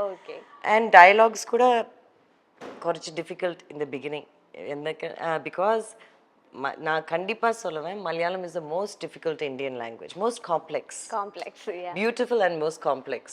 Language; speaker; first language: Tamil; early bilingual, heritage; Tamil